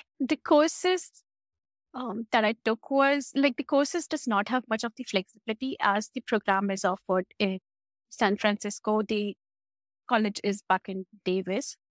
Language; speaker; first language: English; non-native, local second language; Hindi